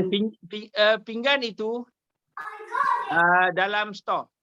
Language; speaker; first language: Indonesian; non-native, local second language; Malay